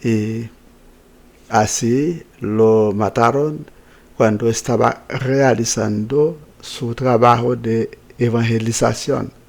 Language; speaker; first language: Spanish; non-native, fluent; Haitian Creole